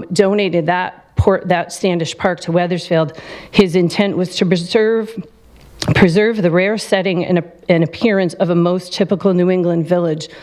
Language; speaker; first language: English; native; English